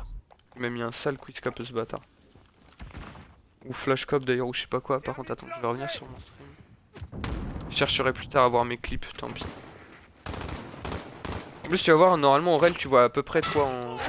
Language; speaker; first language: French; native; French